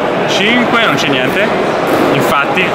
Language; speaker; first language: Italian; native; Italian